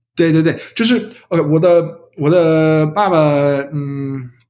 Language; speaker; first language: Chinese; non-native, learner; English